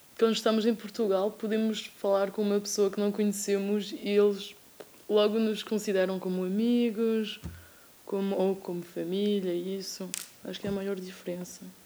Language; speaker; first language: Portuguese; early bilingual, heritage; French